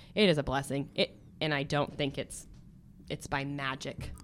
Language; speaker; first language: English; native; English